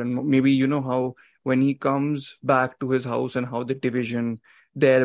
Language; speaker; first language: English; non-native, local second language; Hindi